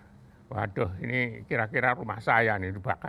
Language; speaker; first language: Indonesian; native; Indonesian